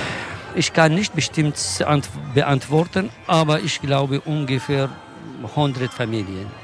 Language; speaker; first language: German; non-native, learner; Kurdish